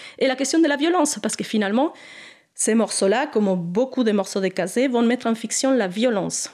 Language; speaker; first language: French; non-native, fluent; Spanish